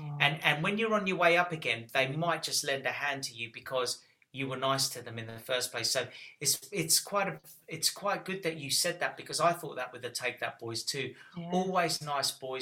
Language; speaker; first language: English; native; English